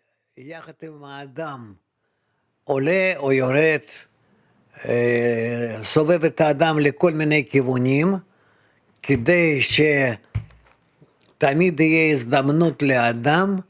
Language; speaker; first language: Hebrew; non-native, fluent; Russian